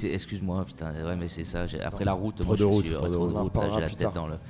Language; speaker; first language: French; native; French